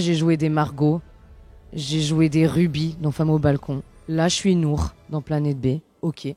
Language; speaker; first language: French; native; French